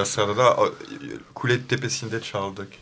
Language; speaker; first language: Turkish; non-native, fluent; French